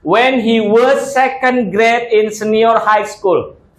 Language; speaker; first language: English; non-native, learner; Indonesian